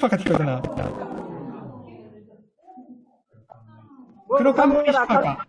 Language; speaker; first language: Japanese; native; Japanese